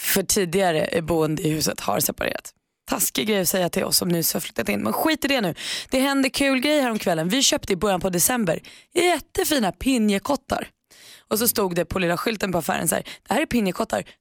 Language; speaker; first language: Swedish; native; Swedish